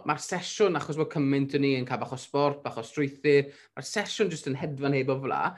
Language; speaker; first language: Welsh; native; Welsh